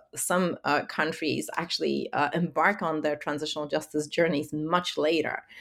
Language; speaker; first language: English; early bilingual, other home language; Polish